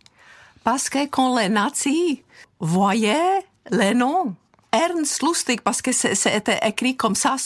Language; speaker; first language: French; non-native, fluent; Czech